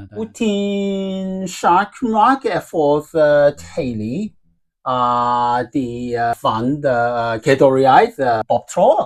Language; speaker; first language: Welsh; non-native, learner; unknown